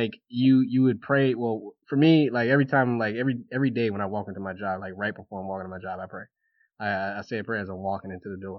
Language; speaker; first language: English; native; English